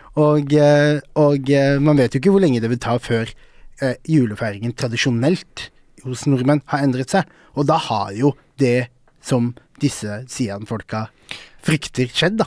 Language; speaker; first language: Norwegian; early bilingual, other home language; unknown